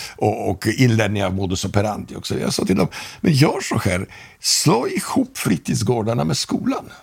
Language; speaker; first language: Swedish; non-native, fluent; Polish